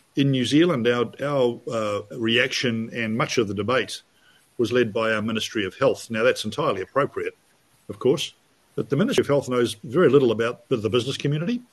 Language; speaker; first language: English; native; English